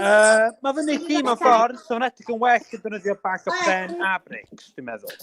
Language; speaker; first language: Welsh; native; Welsh